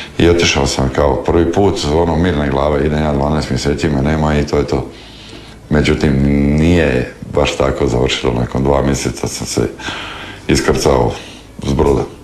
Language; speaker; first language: Croatian; native; Croatian